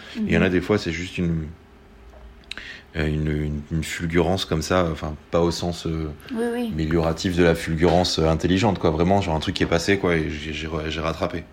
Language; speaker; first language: French; native; French